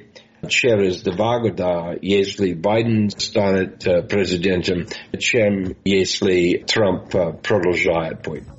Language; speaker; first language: Russian; non-native, fluent; English